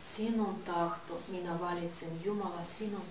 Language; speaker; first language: Finnish; non-native, fluent; Russian